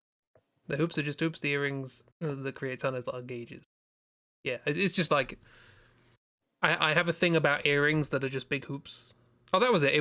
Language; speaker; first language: English; native; English